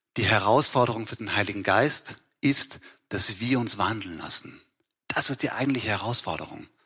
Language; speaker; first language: German; native; German